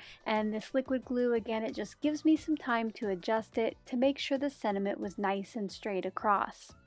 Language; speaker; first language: English; native; English